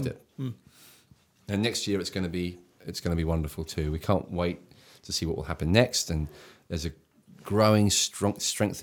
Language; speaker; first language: English; native; English